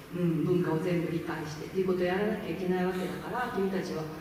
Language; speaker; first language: Japanese; native; Japanese